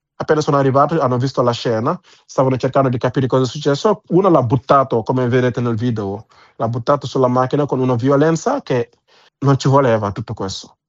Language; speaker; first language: Italian; non-native, fluent; Wolof